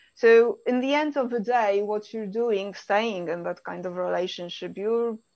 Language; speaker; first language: English; non-native, fluent; Polish